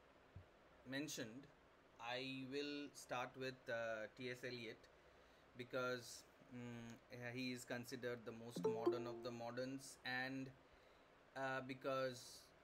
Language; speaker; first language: English; non-native, local second language; Bangla